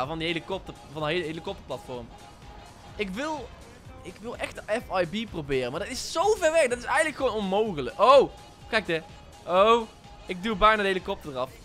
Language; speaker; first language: Dutch; native; Dutch